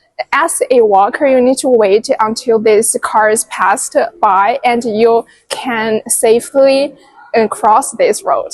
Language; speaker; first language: English; non-native, fluent; Chinese